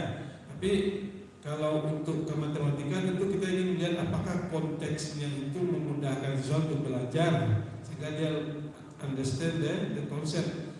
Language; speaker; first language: Indonesian; native; Indonesian